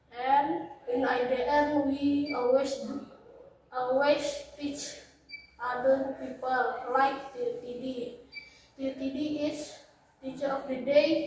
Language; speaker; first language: English; non-native, learner; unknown